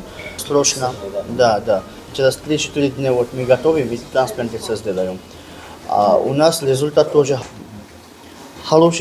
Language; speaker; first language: Russian; non-native, learner; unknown